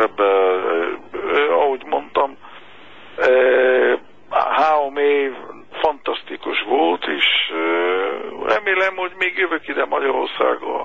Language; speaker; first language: Hungarian; non-native, fluent; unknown